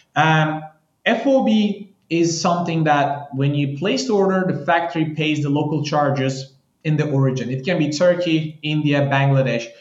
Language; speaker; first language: English; non-native, fluent; Turkish